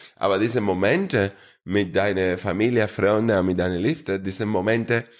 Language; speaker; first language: German; non-native, fluent; Spanish